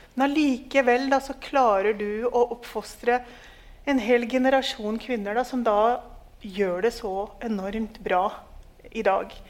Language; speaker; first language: Norwegian; early bilingual, other home language; Urdu